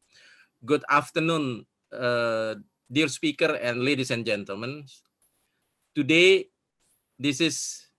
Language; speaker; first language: English; non-native, fluent; Indonesian